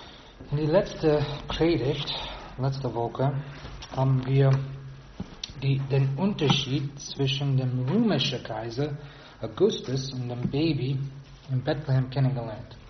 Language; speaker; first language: German; non-native, fluent; English